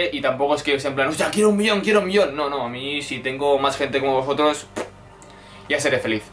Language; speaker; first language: Spanish; native; Spanish